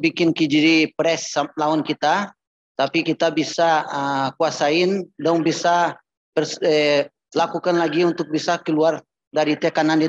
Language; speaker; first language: Indonesian; non-native, learner; Portuguese